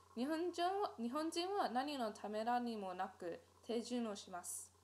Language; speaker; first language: Japanese; non-native, learner; English